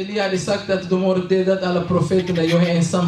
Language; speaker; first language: Swedish; non-native, learner; Swahili